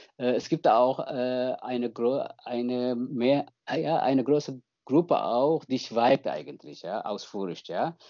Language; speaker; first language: German; non-native, fluent; Tigrinya